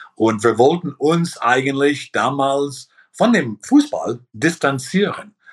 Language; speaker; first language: German; early bilingual, heritage; German